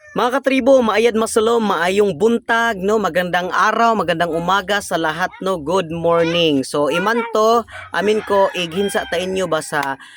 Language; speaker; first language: Cebuano; non-native, local second language; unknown